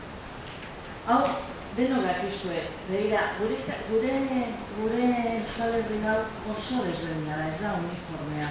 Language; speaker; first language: Basque; native; Basque